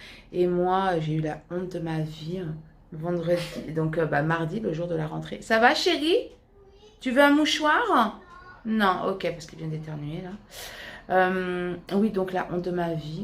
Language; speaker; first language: French; native; French